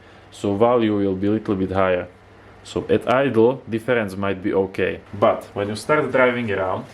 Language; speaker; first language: English; non-native, fluent; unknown